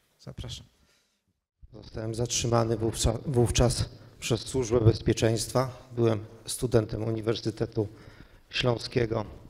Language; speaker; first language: Polish; native; Polish